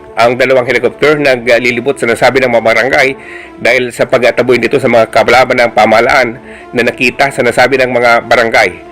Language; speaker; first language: Filipino; non-native, local second language; Bikol